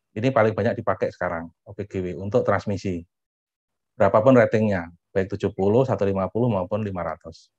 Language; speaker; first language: Indonesian; native; Indonesian